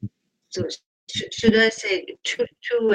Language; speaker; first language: English; non-native, learner; Japanese